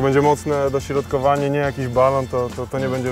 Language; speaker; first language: Polish; native; Polish